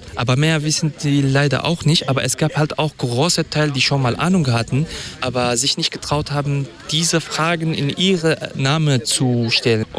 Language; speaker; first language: German; non-native, fluent; Kurdish